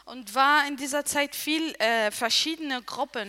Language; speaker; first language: German; non-native, learner; Arabic